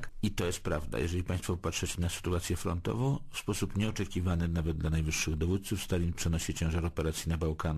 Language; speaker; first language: Polish; native; Polish